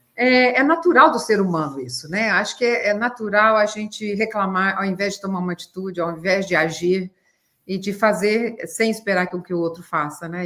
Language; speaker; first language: Portuguese; native; Portuguese